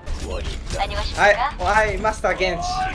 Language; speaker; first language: Korean; non-native, learner; Japanese